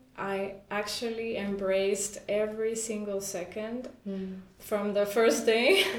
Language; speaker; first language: English; non-native, fluent; Spanish